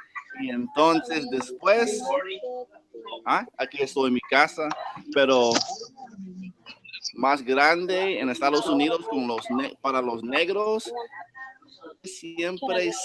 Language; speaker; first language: Spanish; non-native, learner; English